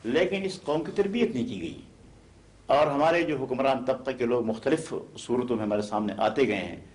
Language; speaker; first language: Urdu; non-native, local second language; Pashto